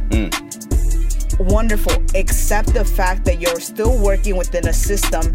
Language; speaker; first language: English; early bilingual, other home language; Spanish